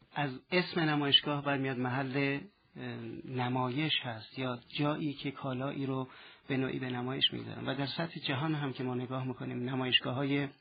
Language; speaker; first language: Persian; native; Persian